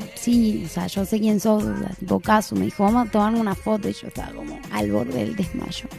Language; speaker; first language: Spanish; native; Spanish